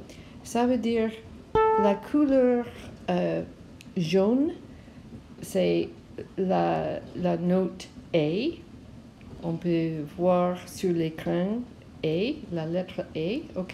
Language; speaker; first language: French; non-native, learner; English